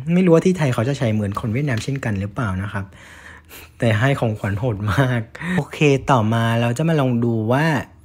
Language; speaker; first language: Thai; non-native, fluent; Vietnamese